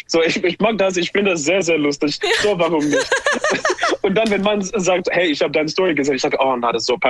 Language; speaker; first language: German; non-native, fluent; English